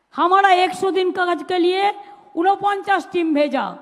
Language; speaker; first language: Hindi; non-native, local second language; Bangla